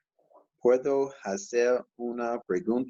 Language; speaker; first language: Spanish; non-native, learner; English